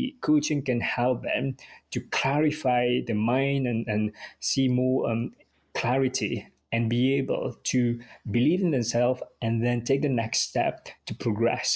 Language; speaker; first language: English; non-native, fluent; Morisyen